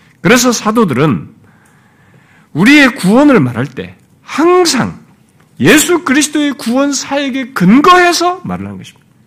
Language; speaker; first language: Korean; native; Korean